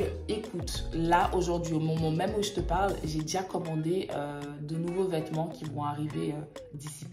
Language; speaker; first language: French; native; French